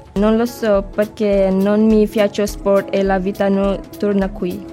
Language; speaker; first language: Italian; non-native, learner; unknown